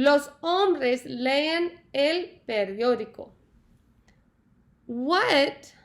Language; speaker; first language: Spanish; non-native, learner; English